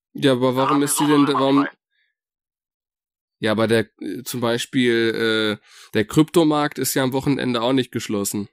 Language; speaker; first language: German; native; German